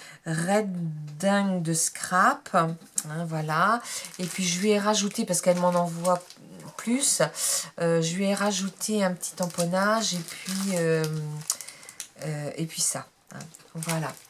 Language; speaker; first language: French; native; French